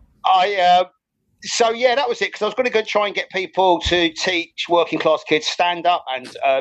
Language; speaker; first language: English; native; English